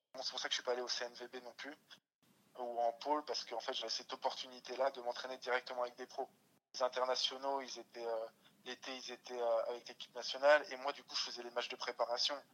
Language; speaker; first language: French; early bilingual, other home language; Russian